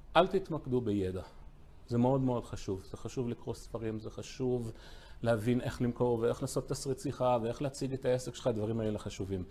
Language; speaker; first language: Hebrew; early bilingual, other home language; English